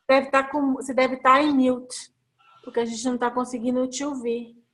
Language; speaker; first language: Portuguese; native; Portuguese